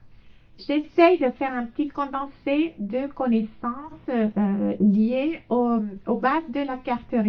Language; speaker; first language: French; non-native, fluent; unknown